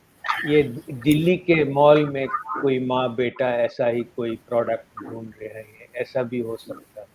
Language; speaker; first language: Hindi; non-native, local second language; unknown